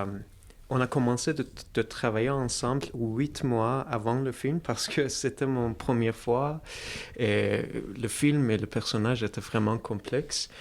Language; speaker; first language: French; non-native, fluent; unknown